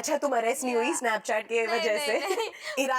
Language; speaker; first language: Hindi; native; Hindi